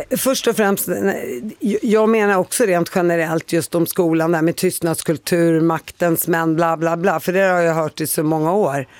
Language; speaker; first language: Swedish; early bilingual, other home language; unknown